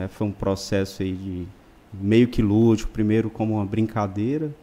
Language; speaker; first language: Portuguese; native; Portuguese